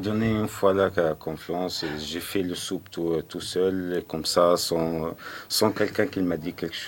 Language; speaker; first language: French; non-native, learner; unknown